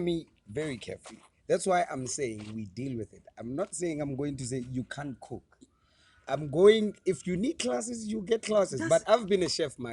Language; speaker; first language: English; non-native, local second language; Tswana